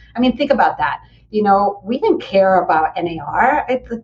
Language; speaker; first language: English; early bilingual, other home language; Spanish